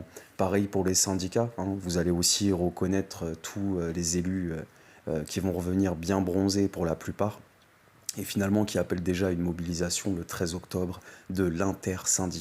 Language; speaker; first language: French; native; French